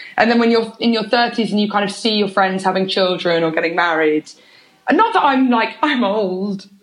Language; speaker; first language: English; native; English